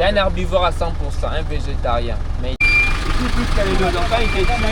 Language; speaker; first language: French; native; French